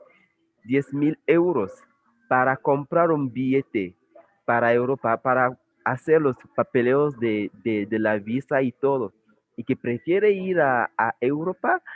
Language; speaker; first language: Spanish; non-native, fluent; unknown